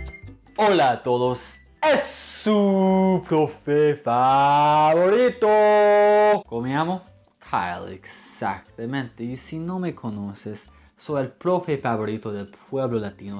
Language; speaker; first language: Spanish; non-native, fluent; English